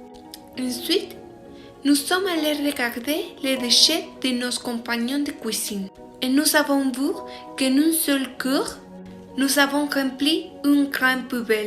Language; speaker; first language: French; non-native, learner; Spanish